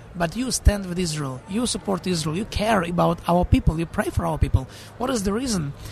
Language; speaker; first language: English; non-native, fluent; Russian